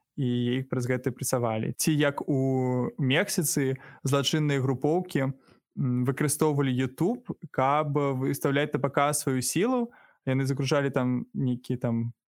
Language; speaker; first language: Belarusian; non-native, local second language; Russian